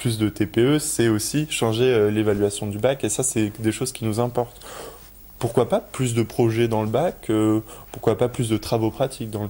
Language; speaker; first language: French; native; French